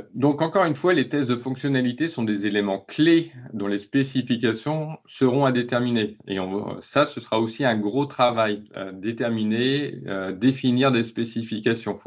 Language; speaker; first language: French; native; French